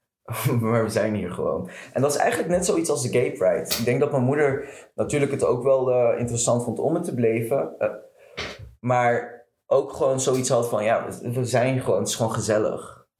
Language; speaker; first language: Dutch; early bilingual, other home language; Arabic